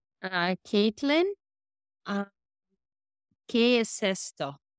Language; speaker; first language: Spanish; non-native, learner; English